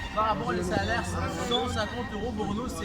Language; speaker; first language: French; non-native, learner; Arabic